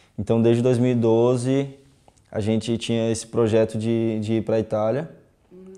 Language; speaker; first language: Portuguese; native; Portuguese